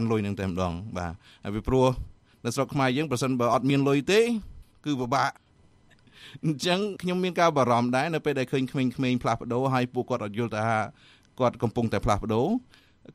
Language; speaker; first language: Khmer; native; Khmer